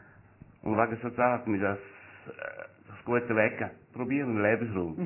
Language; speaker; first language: German; non-native, learner; Italian